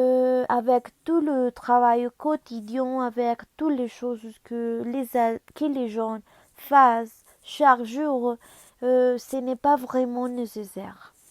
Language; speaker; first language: French; non-native, learner; Spanish